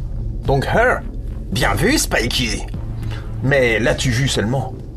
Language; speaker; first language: French; native; French